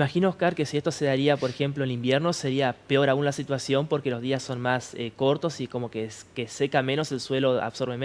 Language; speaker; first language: Spanish; native; Spanish